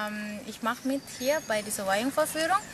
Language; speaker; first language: German; non-native, fluent; Indonesian